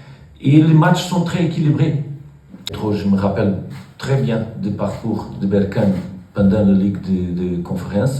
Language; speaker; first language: French; non-native, learner; Portuguese